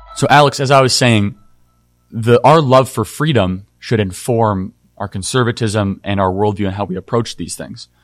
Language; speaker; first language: English; native; English